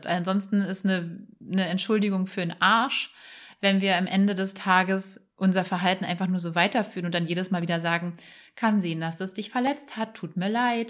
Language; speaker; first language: German; native; German